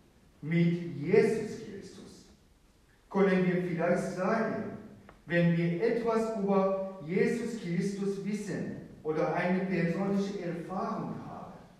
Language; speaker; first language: German; non-native, fluent; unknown